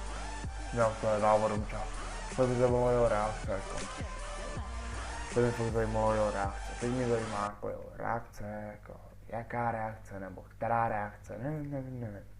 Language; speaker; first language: Czech; native; Czech